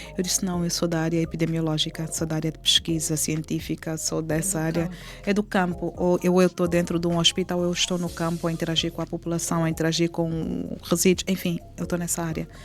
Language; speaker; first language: Portuguese; native; Portuguese